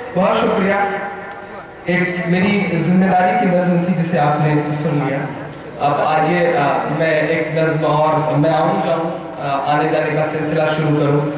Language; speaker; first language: Hindi; native; Hindi